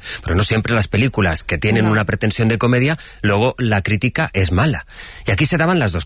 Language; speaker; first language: Spanish; native; Spanish